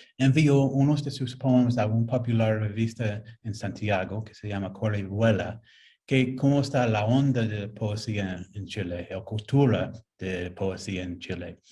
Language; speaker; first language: Spanish; non-native, fluent; English